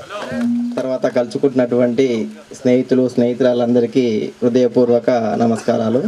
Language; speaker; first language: Telugu; native; Telugu